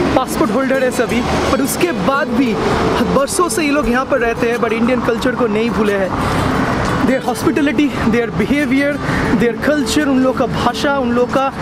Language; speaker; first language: Hindi; non-native, local second language; Bangla